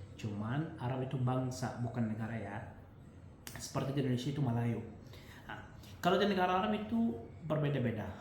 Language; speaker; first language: Indonesian; non-native, fluent; Arabic